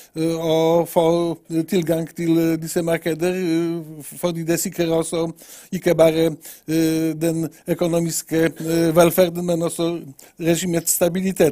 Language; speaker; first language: Norwegian; non-native, fluent; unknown